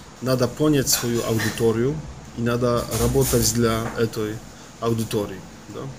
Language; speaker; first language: Russian; non-native, fluent; Polish